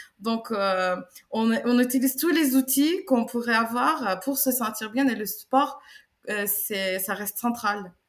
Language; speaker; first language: French; non-native, fluent; Turkish